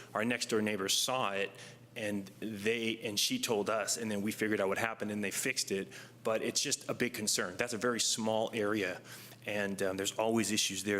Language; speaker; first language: English; native; English